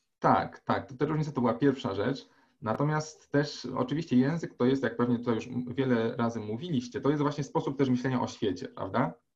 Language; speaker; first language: Polish; native; Polish